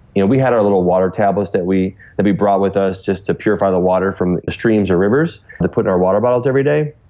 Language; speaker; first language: English; native; English